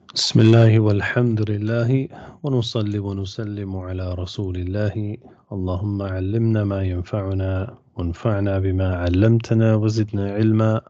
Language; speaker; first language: Arabic; non-native, fluent; English